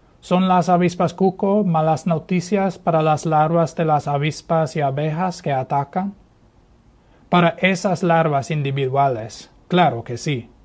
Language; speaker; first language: Spanish; non-native, fluent; English